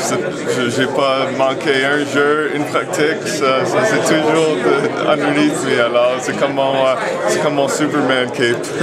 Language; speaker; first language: French; non-native, local second language; English